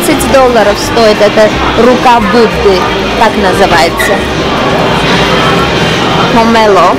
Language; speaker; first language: Russian; non-native, local second language; Armenian